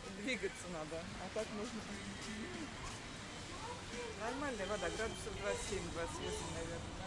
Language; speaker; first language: Russian; non-native, learner; Turkish